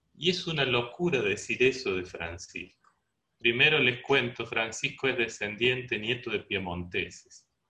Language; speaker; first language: Spanish; native; Spanish